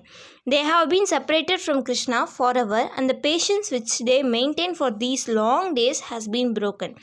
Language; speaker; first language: English; non-native, local second language; Hindi